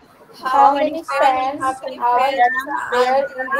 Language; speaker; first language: English; non-native, learner; Bangla